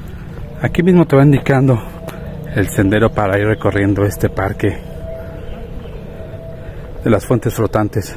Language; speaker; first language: Spanish; native; Spanish